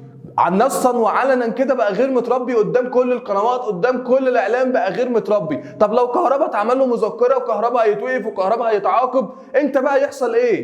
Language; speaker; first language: Arabic; native; Arabic